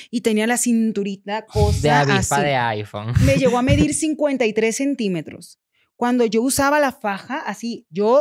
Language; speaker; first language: Spanish; native; Spanish